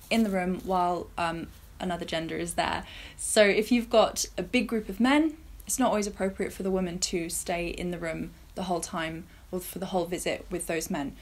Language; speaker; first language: English; native; English